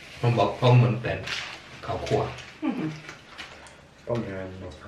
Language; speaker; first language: Thai; early bilingual, heritage; Thai